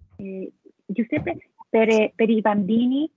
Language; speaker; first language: Italian; non-native, learner; Spanish